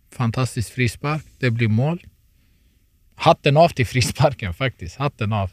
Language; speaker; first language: Swedish; early bilingual, other home language; Turoyo